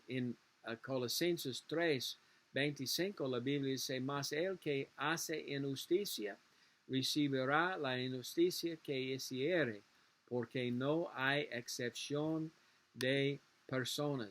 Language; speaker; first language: Spanish; non-native, learner; English